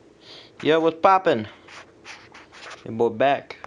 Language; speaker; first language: English; native; English